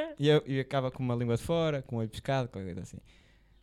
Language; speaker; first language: Portuguese; native; Portuguese